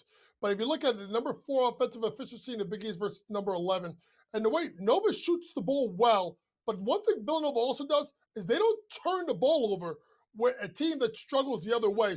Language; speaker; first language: English; native; English